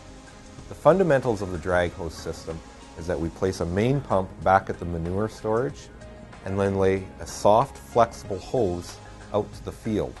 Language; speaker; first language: English; native; English